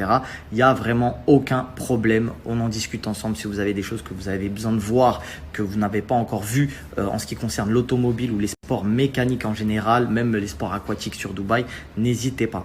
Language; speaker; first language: French; native; French